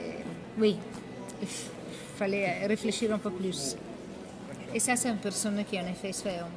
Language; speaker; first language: French; non-native, learner; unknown